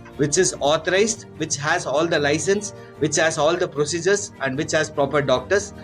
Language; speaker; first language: English; non-native, local second language; Tamil